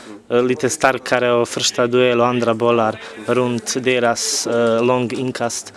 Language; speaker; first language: Swedish; non-native, fluent; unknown